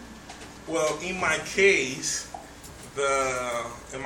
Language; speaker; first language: English; non-native, fluent; Spanish